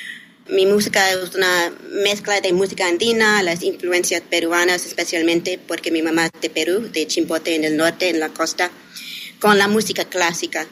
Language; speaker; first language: Spanish; early bilingual, heritage; English